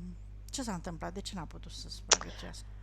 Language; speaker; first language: Romanian; native; Romanian